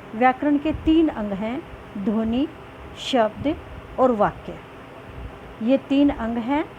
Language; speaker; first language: Hindi; native; Hindi